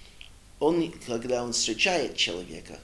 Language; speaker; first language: Russian; non-native, learner; English